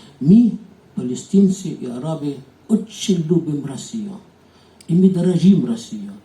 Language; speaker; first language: Russian; non-native, fluent; Arabic